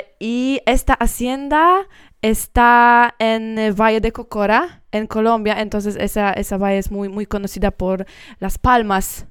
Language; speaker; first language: Spanish; non-native, learner; Polish